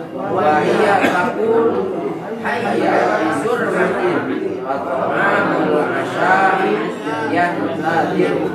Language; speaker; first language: Arabic; non-native, learner; Indonesian